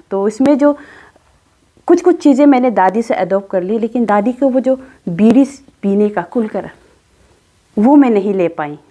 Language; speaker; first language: Hindi; non-native, local second language; Adi